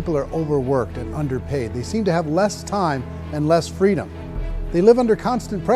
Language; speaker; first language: English; native; English